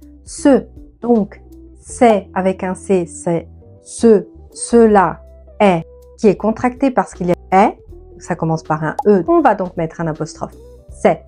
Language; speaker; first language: French; non-native, fluent; Italian